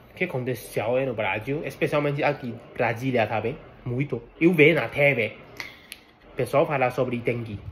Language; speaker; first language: Portuguese; non-native, learner; Malay